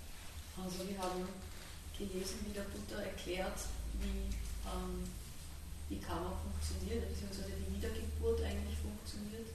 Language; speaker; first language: German; native; German